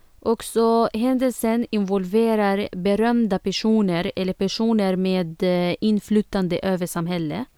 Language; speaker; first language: Swedish; non-native, fluent; Arabic